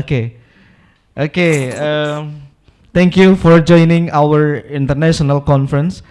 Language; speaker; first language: English; non-native, local second language; Indonesian